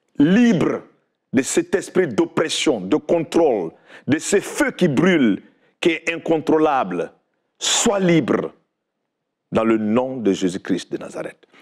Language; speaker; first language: French; non-native, local second language; Fula